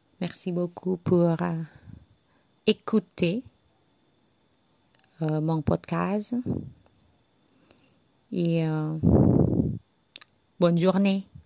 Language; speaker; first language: French; non-native, learner; Javanese